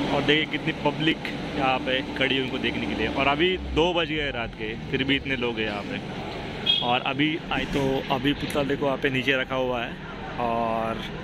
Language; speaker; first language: Hindi; non-native, local second language; Marathi